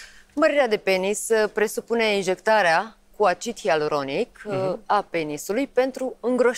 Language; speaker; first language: Romanian; native; Romanian